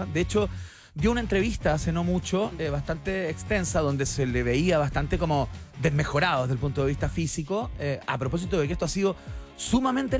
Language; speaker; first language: Spanish; native; Spanish